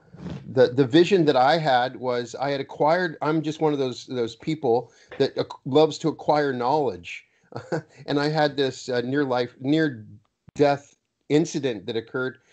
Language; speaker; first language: English; native; English